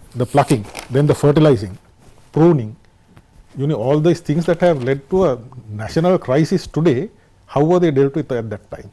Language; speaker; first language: English; non-native, local second language; Sinhala